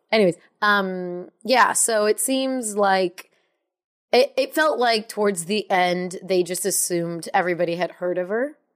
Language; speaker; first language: English; native; English